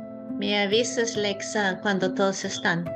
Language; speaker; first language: Spanish; non-native, fluent; English